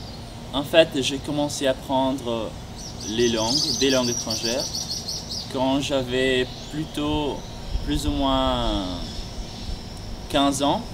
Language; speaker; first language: French; non-native, fluent; Portuguese